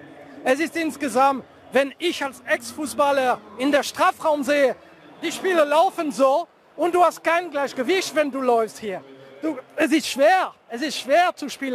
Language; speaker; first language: German; non-native, fluent; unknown